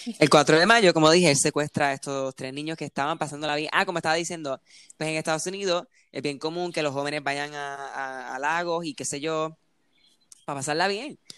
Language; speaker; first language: Spanish; early bilingual, heritage; Spanish